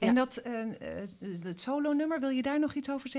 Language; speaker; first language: Dutch; native; Dutch